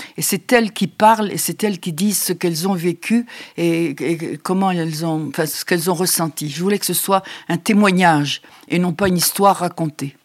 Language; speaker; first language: French; native; French